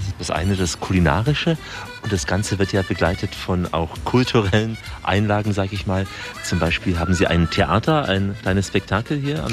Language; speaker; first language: German; native; German